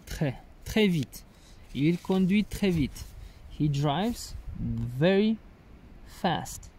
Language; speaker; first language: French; non-native, learner; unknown